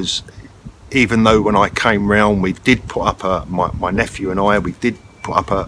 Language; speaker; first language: English; native; English